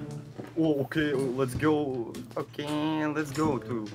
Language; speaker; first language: English; non-native, learner; Russian